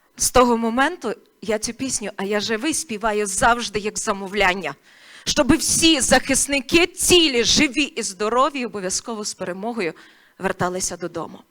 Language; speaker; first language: Ukrainian; native; Ukrainian